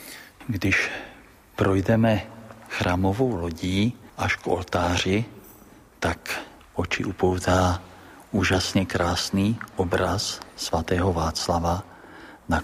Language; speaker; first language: Czech; native; Czech